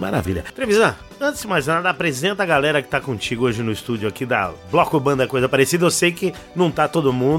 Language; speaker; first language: Portuguese; native; Portuguese